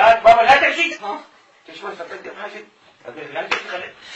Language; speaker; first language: Arabic; native; Arabic